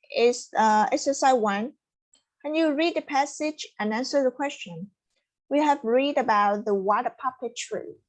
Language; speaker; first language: English; non-native, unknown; Vietnamese